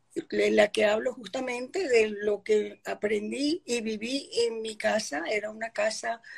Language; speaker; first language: Spanish; early bilingual, other home language; Polish